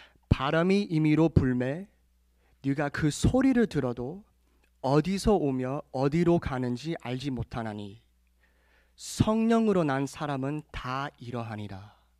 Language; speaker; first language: Korean; early bilingual, heritage; Korean